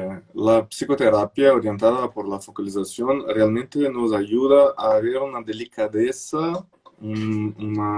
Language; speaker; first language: Spanish; non-native, fluent; Portuguese